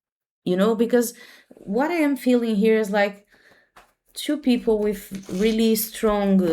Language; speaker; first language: English; non-native, fluent; Portuguese